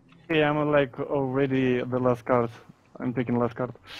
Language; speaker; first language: English; non-native, learner; Russian